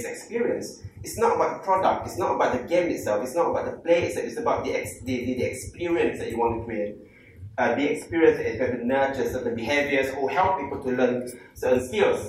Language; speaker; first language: English; non-native, local second language; Malay